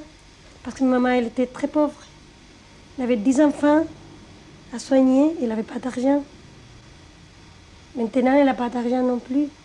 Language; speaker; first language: French; non-native, fluent; Spanish